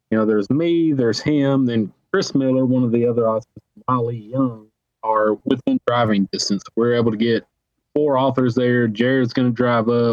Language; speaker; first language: English; native; English